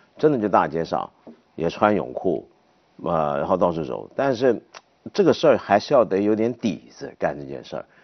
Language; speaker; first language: Chinese; native; Chinese